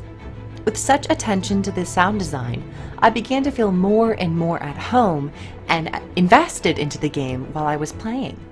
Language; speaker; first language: English; native; English